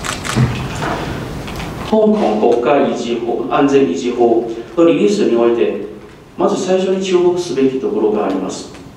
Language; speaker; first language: Japanese; non-native, fluent; Cantonese